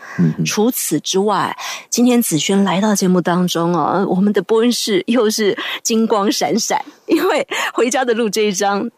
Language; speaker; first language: Chinese; native; Chinese